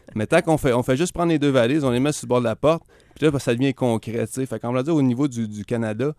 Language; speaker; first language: French; native; French